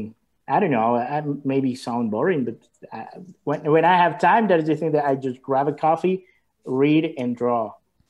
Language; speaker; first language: English; non-native, learner; Spanish